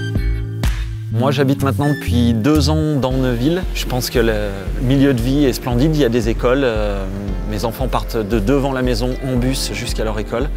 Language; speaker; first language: French; native; French